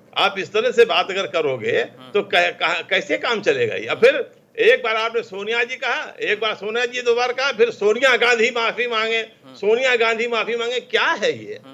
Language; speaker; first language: Hindi; native; Hindi